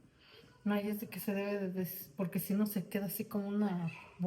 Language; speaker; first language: Spanish; native; Spanish